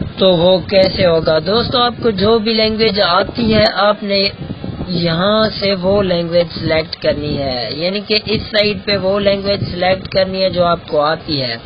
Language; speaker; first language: Urdu; non-native, local second language; Saraiki